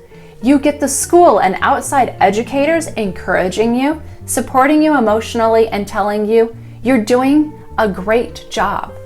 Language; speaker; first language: English; native; English